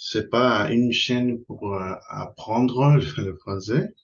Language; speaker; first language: French; non-native, learner; Spanish